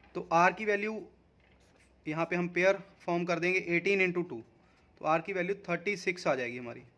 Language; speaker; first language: Hindi; non-native, local second language; Punjabi